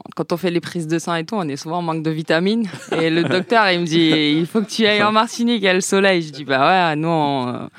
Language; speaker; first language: French; non-native, local second language; Guadeloupean Creole French